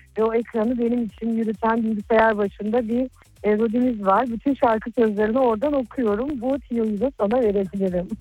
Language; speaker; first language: Turkish; early bilingual, heritage; Turkish